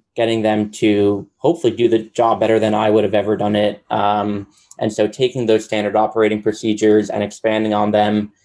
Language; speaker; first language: English; native; English